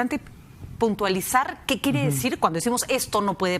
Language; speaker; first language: Spanish; native; Spanish